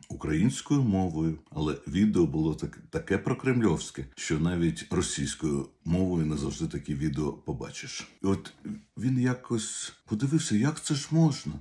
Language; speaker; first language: Ukrainian; non-native, local second language; Russian